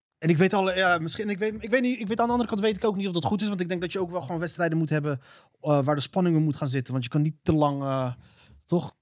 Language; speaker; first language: Dutch; early bilingual, other home language; Arabic